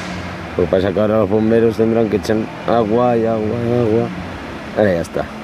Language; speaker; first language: Spanish; native; Spanish